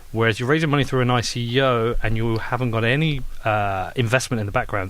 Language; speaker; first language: English; native; English